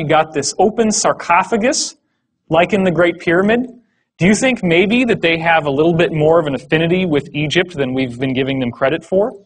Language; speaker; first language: English; native; English